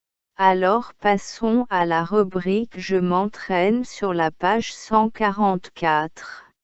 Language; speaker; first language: French; non-native, local second language; Arabic